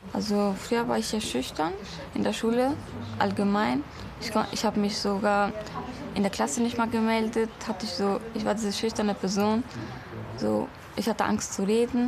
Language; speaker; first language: German; non-native, learner; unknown